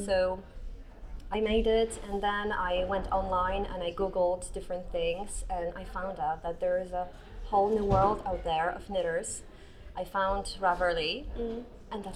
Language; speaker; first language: English; non-native, fluent; Polish